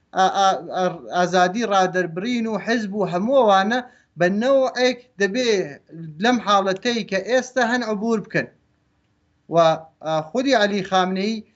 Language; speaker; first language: Central Kurdish; native; Central Kurdish